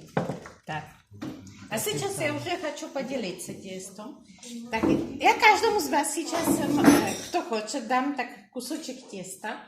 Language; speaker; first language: Russian; non-native, learner; Czech